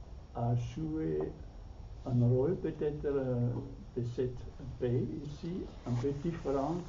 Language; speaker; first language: French; non-native, fluent; German